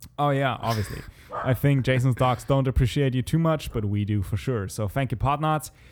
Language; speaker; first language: English; non-native, fluent; German